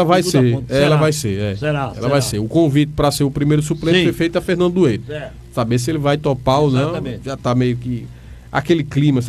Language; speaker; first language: Portuguese; native; Portuguese